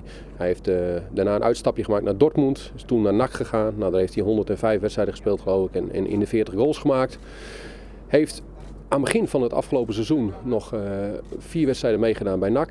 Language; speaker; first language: Dutch; native; Dutch